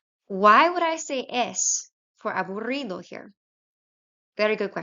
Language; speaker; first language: English; native; English